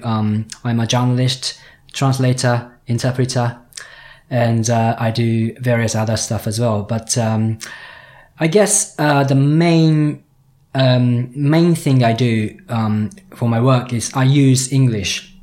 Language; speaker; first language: English; non-native, fluent; Japanese